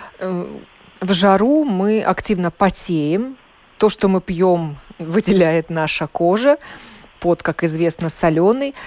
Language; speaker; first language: Russian; native; Russian